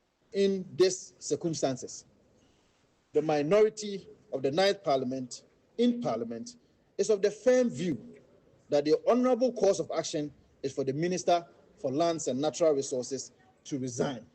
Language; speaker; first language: English; native; English